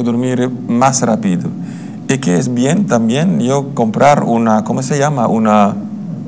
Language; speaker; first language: Spanish; non-native, learner; Dutch